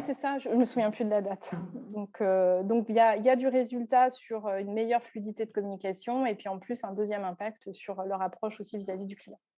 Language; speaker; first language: French; native; French